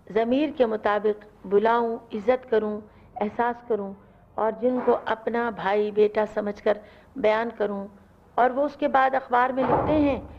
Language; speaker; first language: Urdu; non-native, local second language; Punjabi